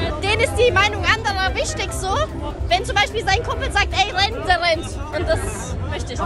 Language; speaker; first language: German; native; German